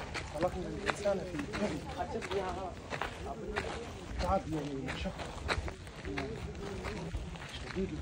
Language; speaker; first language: Arabic; non-native, learner; Bangla